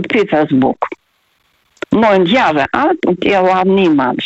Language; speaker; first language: German; non-native, fluent; Russian